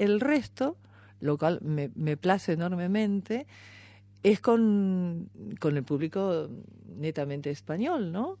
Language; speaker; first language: Spanish; native; Spanish